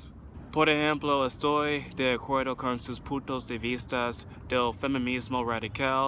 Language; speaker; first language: Spanish; non-native, learner; English